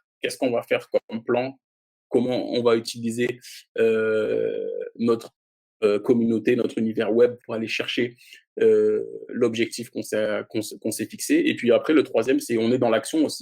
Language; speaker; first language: French; native; French